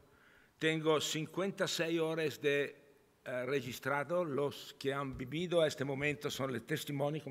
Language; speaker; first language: Spanish; non-native, learner; Italian